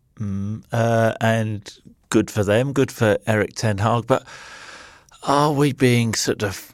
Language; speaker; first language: English; native; English